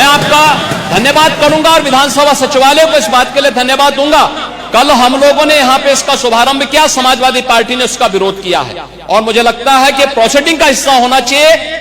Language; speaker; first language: Hindi; native; Hindi